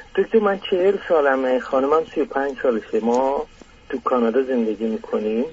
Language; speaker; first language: Persian; non-native, local second language; Azerbaijani